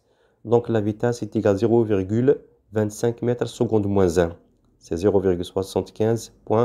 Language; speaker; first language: French; non-native, local second language; Arabic